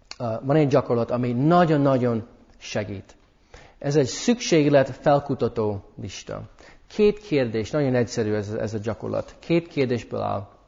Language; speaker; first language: Hungarian; early bilingual, heritage; English